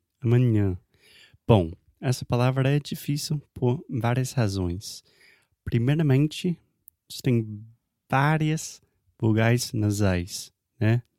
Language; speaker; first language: Portuguese; non-native, fluent; English